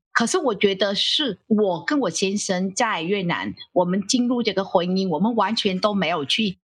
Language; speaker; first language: Chinese; non-native, fluent; Vietnamese